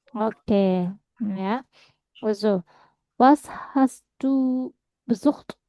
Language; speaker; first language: German; non-native, fluent; Indonesian